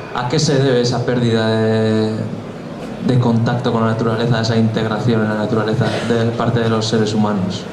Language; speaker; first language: Spanish; non-native, local second language; Basque